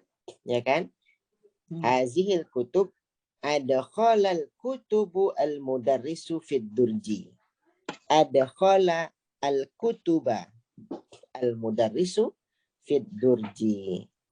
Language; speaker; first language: Arabic; non-native, fluent; Indonesian